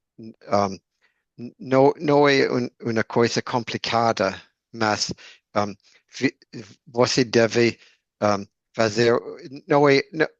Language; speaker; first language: Portuguese; non-native, learner; English